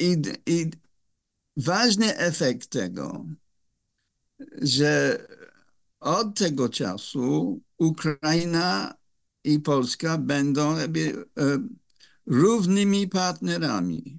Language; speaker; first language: Polish; non-native, fluent; English